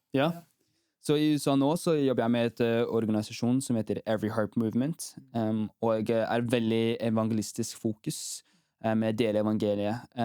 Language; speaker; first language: Norwegian; early bilingual, heritage; Norwegian